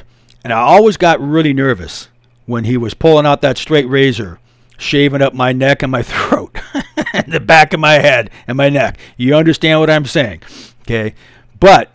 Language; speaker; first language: English; native; English